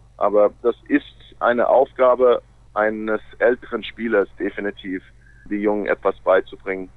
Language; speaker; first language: German; non-native, fluent; English